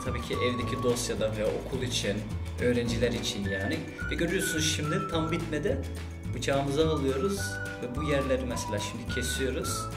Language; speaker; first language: Turkish; early bilingual, heritage; Turkish